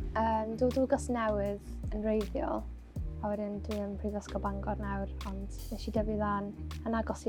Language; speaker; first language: Welsh; non-native, local second language; English